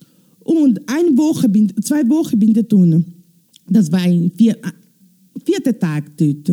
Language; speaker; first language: German; non-native, learner; Italian